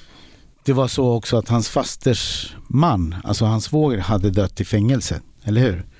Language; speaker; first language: Swedish; native; Swedish